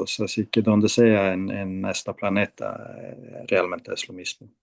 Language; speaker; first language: Spanish; non-native, fluent; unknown